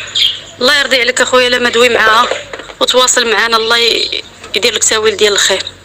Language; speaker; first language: Arabic; native; Arabic